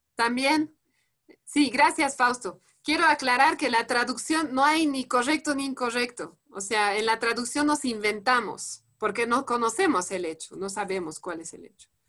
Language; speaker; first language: Spanish; non-native, fluent; French